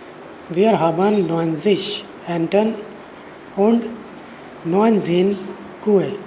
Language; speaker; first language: German; non-native, learner; Urdu